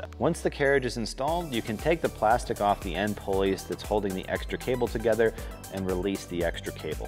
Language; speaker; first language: English; native; English